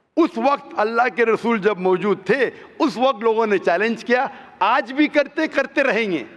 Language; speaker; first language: Hindi; non-native, local second language; Konkani